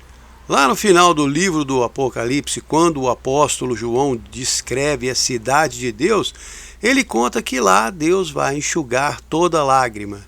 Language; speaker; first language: Portuguese; native; Portuguese